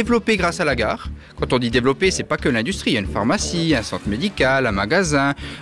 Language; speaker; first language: French; native; French